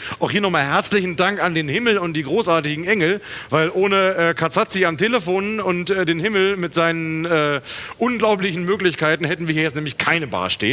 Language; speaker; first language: German; native; German